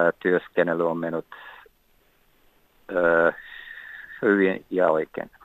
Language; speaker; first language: Finnish; non-native, fluent; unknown